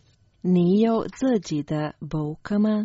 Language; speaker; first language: Chinese; non-native, learner; Croatian